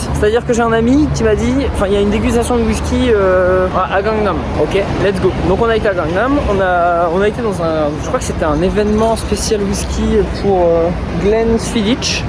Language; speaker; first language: French; native; French